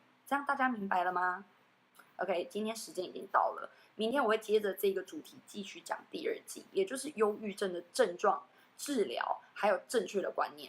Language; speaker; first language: Chinese; native; Chinese